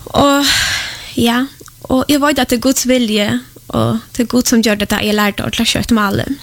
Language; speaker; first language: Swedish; non-native, fluent; Polish